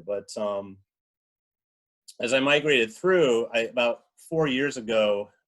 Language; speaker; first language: English; native; English